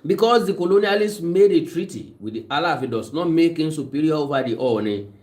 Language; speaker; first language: English; non-native, local second language; Yoruba